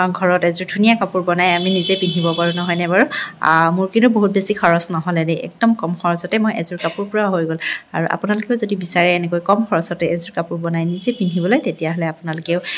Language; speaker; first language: Assamese; non-native, local second language; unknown